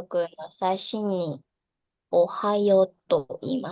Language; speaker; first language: Japanese; non-native, learner; Indonesian